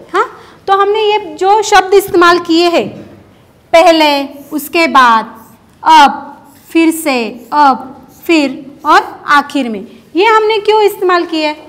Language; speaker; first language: Hindi; non-native, local second language; Marathi